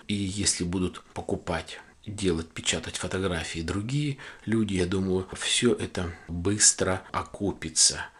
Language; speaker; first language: Russian; native; Russian